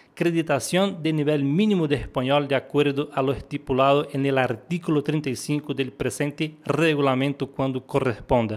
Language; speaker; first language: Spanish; non-native, fluent; Portuguese